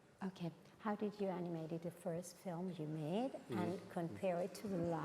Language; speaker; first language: English; non-native, fluent; Spanish